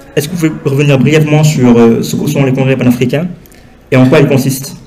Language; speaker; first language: French; non-native, local second language; Wolof